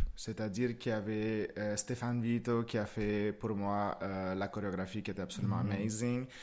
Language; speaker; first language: French; non-native, fluent; Spanish